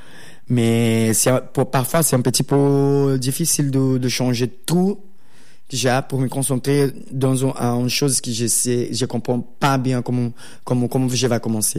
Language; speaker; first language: French; non-native, learner; Portuguese